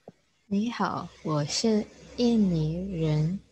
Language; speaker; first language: Chinese; non-native, learner; Indonesian